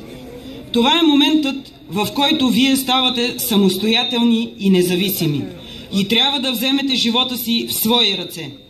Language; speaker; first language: Bulgarian; native; Bulgarian